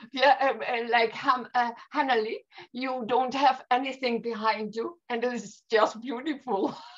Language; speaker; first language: English; non-native, fluent; German